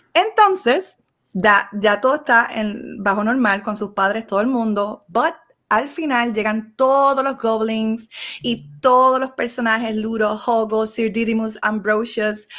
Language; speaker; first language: Spanish; native; Spanish